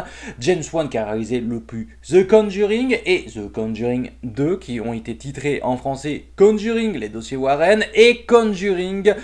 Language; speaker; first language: French; native; French